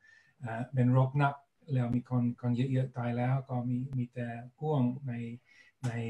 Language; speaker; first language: Thai; non-native, learner; English